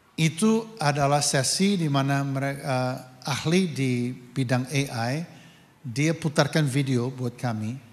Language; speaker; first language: Indonesian; non-native, fluent; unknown